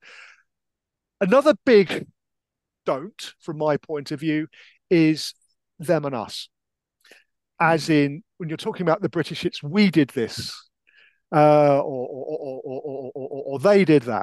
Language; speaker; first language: English; native; English